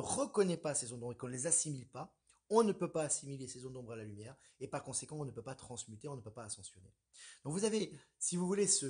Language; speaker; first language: French; native; French